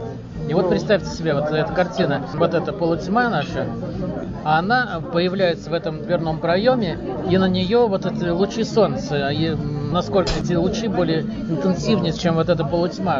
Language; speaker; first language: Russian; native; Russian